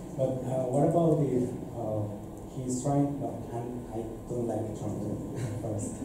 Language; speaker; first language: English; non-native, fluent; Spanish